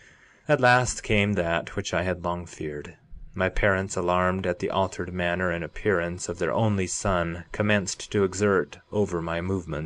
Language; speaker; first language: English; native; English